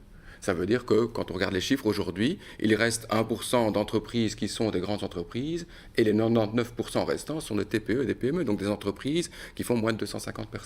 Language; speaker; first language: French; native; French